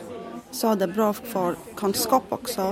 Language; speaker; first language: Swedish; non-native, learner; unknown